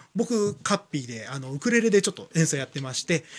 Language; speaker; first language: Japanese; native; Japanese